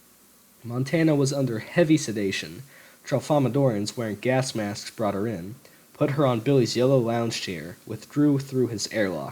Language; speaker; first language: English; native; English